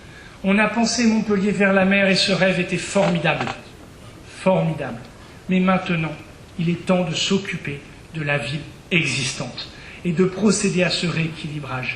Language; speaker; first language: French; native; French